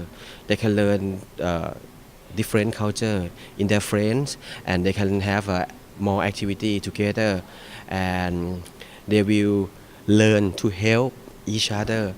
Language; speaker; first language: English; non-native, fluent; Thai